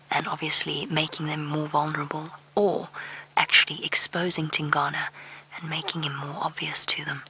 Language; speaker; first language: English; native; English